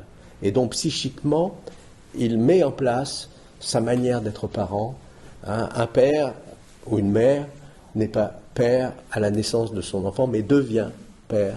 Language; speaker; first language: French; native; French